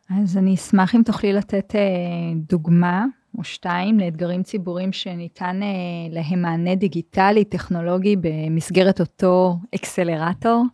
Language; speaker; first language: Hebrew; native; Hebrew